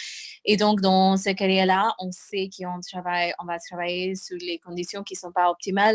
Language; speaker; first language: French; non-native, fluent; English